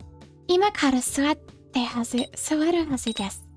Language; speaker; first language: Japanese; non-native, learner; English